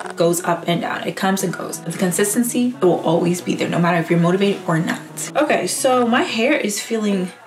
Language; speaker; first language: English; native; English